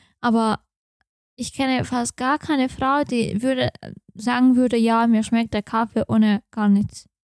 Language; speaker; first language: German; non-native, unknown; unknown